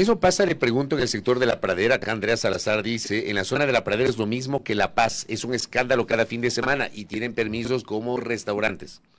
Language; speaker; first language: Spanish; native; Spanish